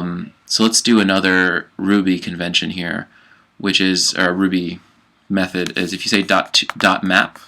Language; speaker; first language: English; native; English